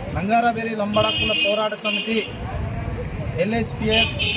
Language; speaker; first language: Telugu; non-native, local second language; Lambadi